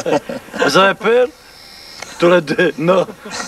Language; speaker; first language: French; non-native, learner; Serbian